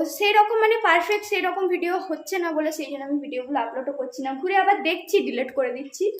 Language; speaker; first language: Bangla; native; Bangla